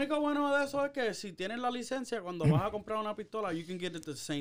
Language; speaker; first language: Spanish; early bilingual, heritage; Spanish